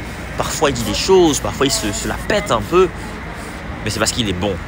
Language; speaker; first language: French; native; French